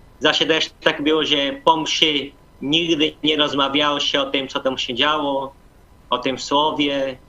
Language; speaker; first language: Polish; non-native, fluent; Portuguese